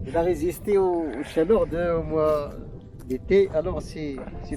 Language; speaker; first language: French; non-native, learner; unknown